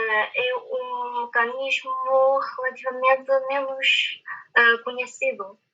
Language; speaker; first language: Portuguese; non-native, fluent; Chinese